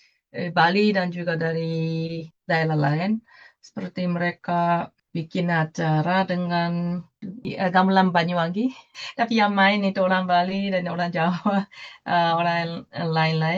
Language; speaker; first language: Indonesian; non-native, fluent; Japanese